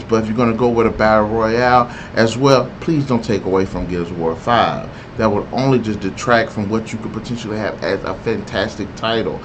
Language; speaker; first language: English; native; English